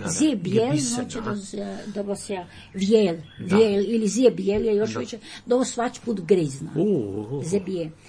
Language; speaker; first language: Croatian; native; Croatian